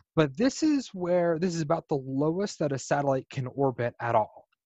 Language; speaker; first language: English; native; English